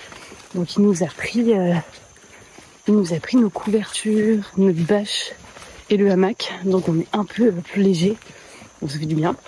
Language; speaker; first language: French; native; French